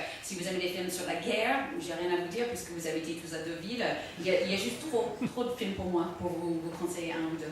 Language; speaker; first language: French; native; French